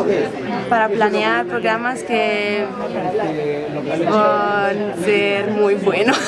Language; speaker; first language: Spanish; non-native, fluent; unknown